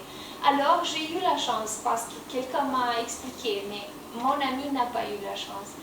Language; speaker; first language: French; non-native, learner; Romanian